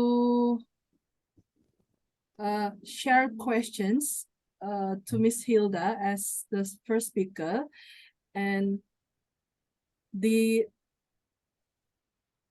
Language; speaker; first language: English; non-native, fluent; Indonesian